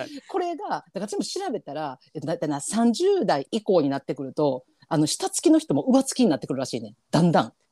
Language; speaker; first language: Japanese; native; Japanese